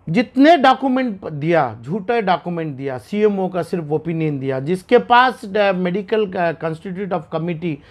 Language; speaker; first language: Hindi; non-native, local second language; Urdu